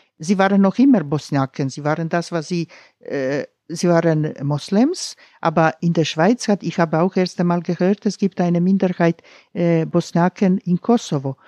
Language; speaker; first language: German; non-native, fluent; Croatian